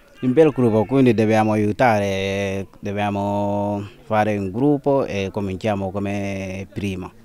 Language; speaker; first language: Italian; non-native, learner; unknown